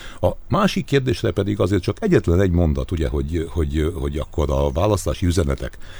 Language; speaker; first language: Hungarian; native; Hungarian